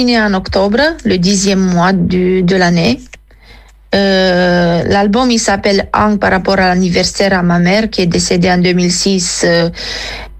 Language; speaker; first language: French; non-native, fluent; Romanian